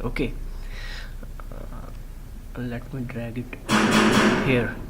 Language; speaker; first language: English; non-native, local second language; Urdu